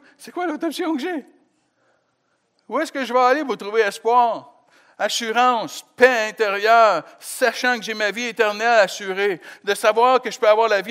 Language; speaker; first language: French; native; French